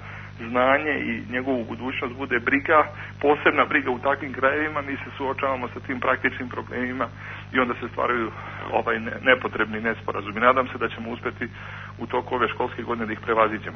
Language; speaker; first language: Croatian; native; Croatian